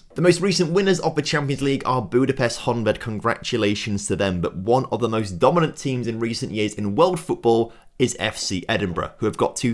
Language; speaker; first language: English; native; English